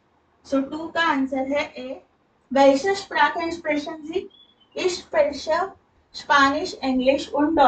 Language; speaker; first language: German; non-native, fluent; Hindi